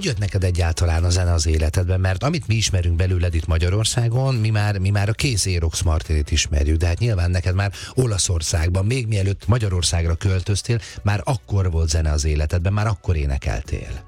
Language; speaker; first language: Hungarian; native; Hungarian